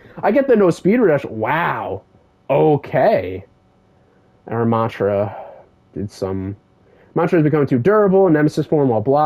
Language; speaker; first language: English; native; English